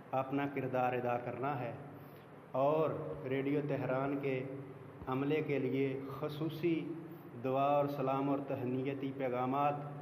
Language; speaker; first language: Urdu; non-native, local second language; Punjabi